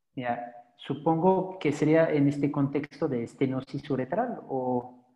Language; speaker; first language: Spanish; non-native, fluent; French